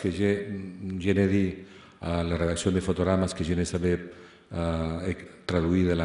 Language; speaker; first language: French; non-native, fluent; Spanish